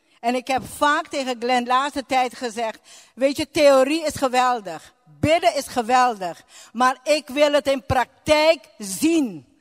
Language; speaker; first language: Dutch; non-native, local second language; Papiamento